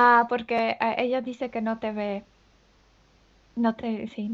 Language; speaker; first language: Spanish; non-native, fluent; Polish